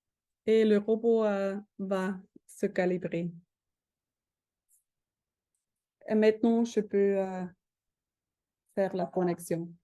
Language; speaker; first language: French; non-native, fluent; German